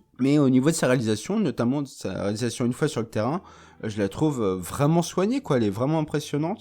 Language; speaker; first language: French; native; French